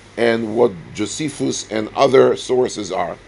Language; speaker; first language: English; native; English